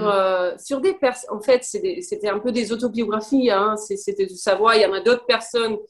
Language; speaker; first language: French; non-native, fluent; Danish